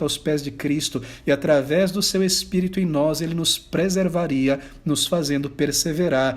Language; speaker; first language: Portuguese; native; Portuguese